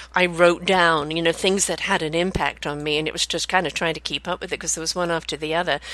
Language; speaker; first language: English; native; English